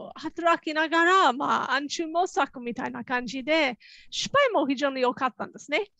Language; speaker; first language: Japanese; non-native, fluent; English